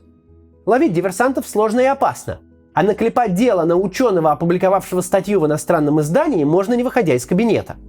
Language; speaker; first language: Russian; native; Russian